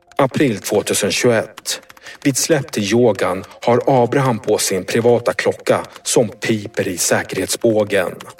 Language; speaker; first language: Swedish; native; Swedish